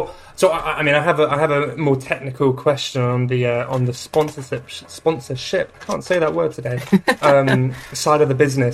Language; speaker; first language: English; native; English